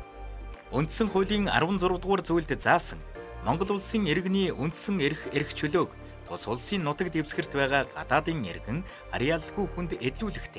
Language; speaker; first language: Mongolian; native; Mongolian